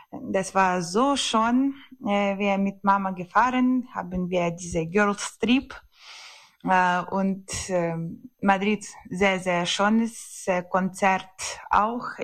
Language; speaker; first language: German; non-native, learner; Ukrainian